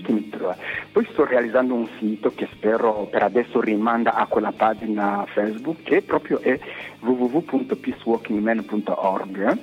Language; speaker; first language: Italian; non-native, fluent; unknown